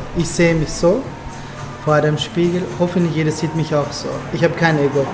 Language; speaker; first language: German; non-native, learner; Turkish